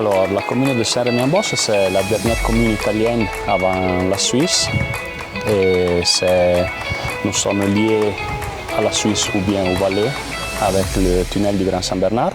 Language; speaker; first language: French; non-native, local second language; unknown